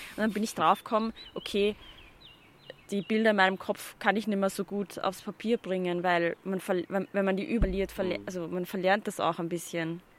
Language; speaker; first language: German; early bilingual, other home language; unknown